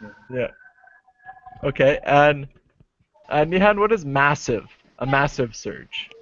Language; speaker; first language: English; non-native, fluent; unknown